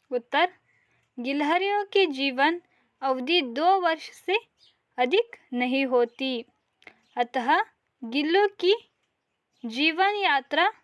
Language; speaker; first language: Hindi; non-native, local second language; Kannada